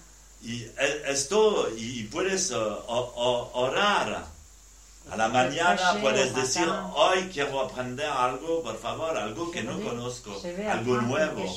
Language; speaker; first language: Spanish; non-native, learner; French